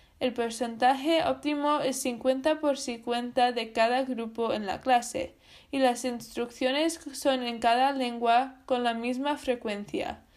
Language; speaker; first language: Spanish; non-native, fluent; English